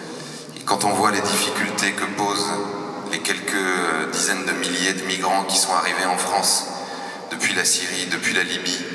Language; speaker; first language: French; native; French